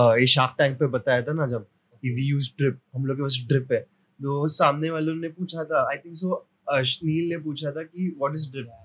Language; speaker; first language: Hindi; non-native, local second language; Marathi